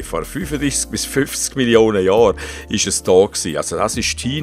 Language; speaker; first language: German; native; German